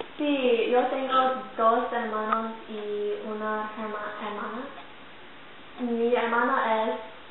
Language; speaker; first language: Spanish; non-native, learner; English